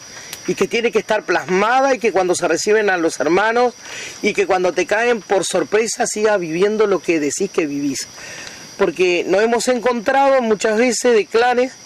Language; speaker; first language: Spanish; native; Spanish